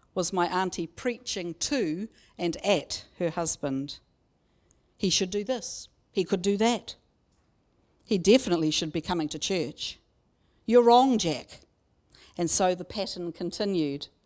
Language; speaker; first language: English; native; English